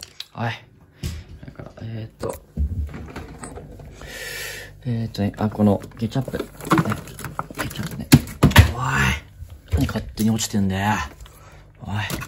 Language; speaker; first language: Japanese; native; Japanese